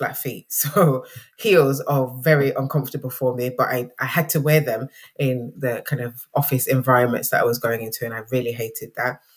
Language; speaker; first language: English; native; English